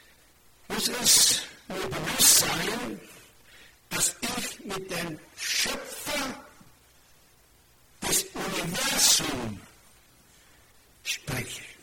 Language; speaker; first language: German; non-native, fluent; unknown